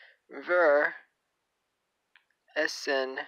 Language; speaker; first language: German; non-native, learner; English